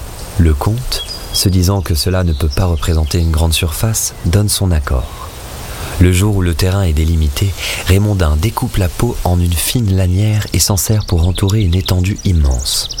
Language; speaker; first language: French; native; French